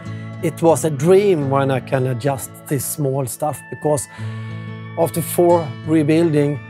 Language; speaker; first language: English; non-native, fluent; Swedish